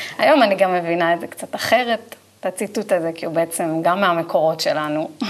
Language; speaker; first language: Hebrew; native; Hebrew